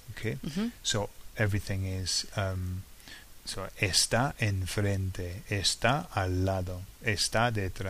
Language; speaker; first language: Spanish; non-native, fluent; English